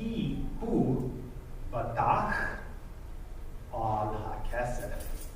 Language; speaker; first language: Hebrew; non-native, fluent; English